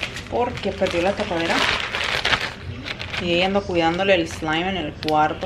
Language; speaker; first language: Spanish; early bilingual, heritage; Spanish